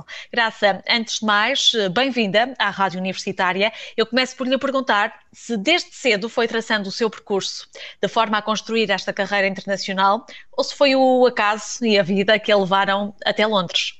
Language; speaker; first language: Portuguese; native; Portuguese